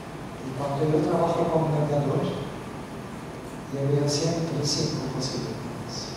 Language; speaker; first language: Spanish; non-native, fluent; Norwegian